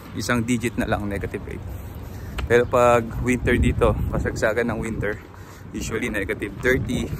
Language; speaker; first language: Filipino; native; Filipino